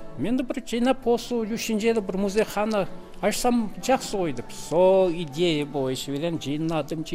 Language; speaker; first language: Kazakh; non-native, local second language; Russian